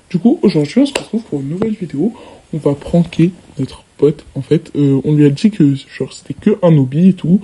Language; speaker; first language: French; native; French